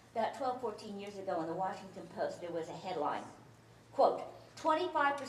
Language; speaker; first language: English; early bilingual, other home language; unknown